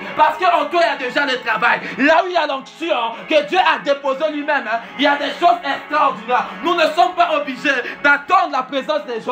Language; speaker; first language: French; non-native, local second language; Swahili